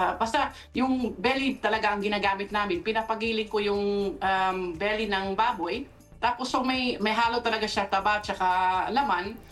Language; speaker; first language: Filipino; native; Filipino